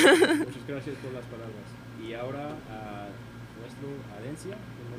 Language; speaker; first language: Spanish; non-native, learner; English